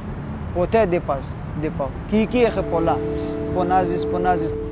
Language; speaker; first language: Greek; non-native, learner; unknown